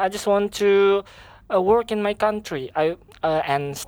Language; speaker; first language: English; non-native, learner; Indonesian